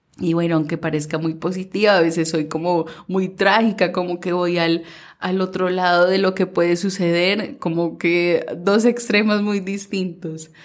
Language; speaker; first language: Spanish; early bilingual, heritage; Spanish